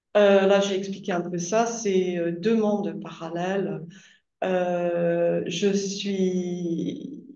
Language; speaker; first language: French; non-native, fluent; English